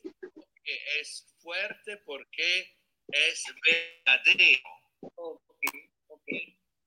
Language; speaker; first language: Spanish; non-native, learner; Italian